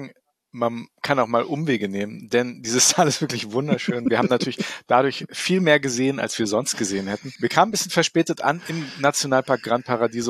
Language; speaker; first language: German; native; German